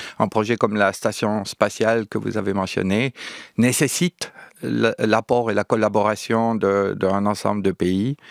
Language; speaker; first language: French; native; French